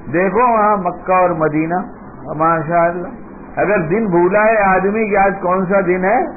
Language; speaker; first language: Urdu; native; Urdu